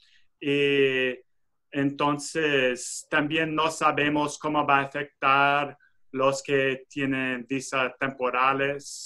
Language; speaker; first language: Spanish; non-native, fluent; English